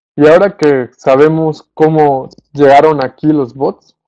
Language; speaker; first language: Spanish; native; Spanish